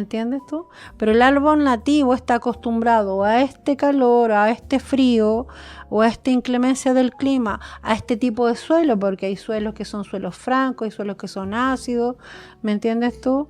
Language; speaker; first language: Spanish; native; Spanish